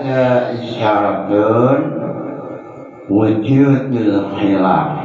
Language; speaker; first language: Arabic; non-native, fluent; Javanese